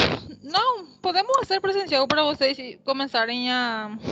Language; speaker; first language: Portuguese; non-native, fluent; Spanish